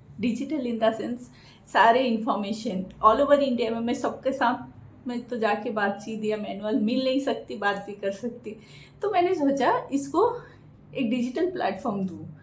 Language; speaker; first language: Hindi; non-native, local second language; Bangla